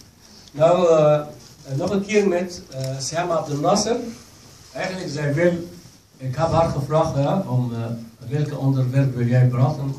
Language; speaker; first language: Dutch; non-native, fluent; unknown